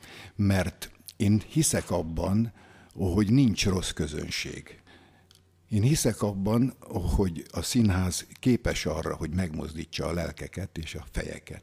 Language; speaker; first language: Hungarian; native; Hungarian